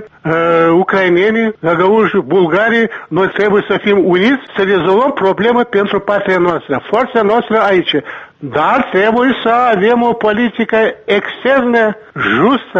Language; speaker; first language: Romanian; non-native, local second language; Gagauz